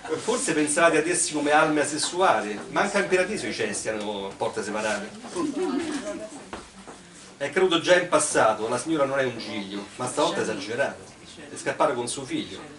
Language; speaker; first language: Italian; native; Italian